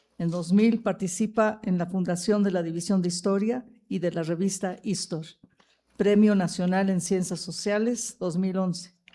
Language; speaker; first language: Spanish; native; Spanish